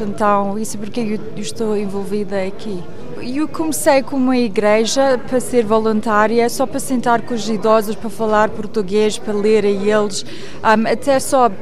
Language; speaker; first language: Portuguese; early bilingual, heritage; English